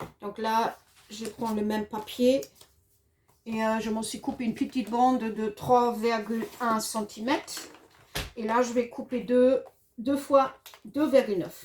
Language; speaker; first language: French; non-native, fluent; German